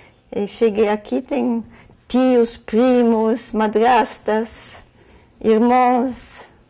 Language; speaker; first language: Portuguese; non-native, fluent; German